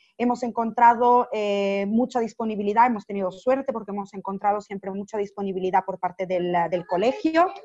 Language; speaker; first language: Spanish; non-native, fluent; Italian